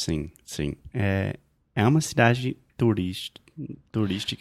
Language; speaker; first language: Portuguese; non-native, fluent; English